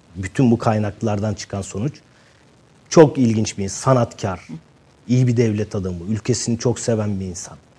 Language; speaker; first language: Turkish; native; Turkish